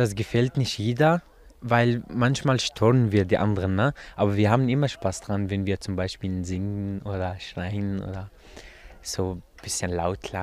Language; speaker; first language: German; non-native, fluent; Arabic